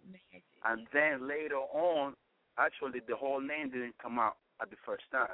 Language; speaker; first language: English; non-native, fluent; Spanish